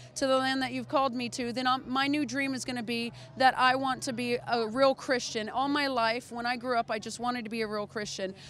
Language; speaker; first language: English; native; English